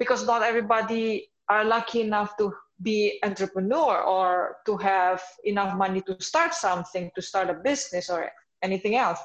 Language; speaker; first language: English; non-native, fluent; Indonesian